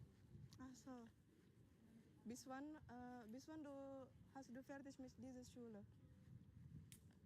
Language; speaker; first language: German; non-native, learner; Indonesian